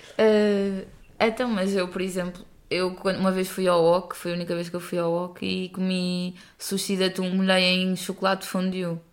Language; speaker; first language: Portuguese; native; Portuguese